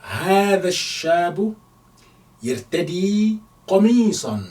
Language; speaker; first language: Arabic; non-native, fluent; English